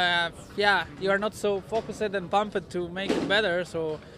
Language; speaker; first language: English; non-native, fluent; Italian